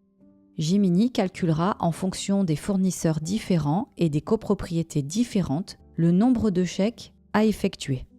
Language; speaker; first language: French; native; French